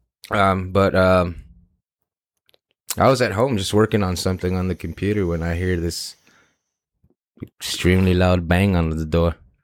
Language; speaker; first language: English; early bilingual, other home language; Spanish